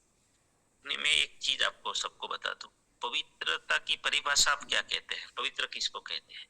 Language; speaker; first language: Hindi; native; Hindi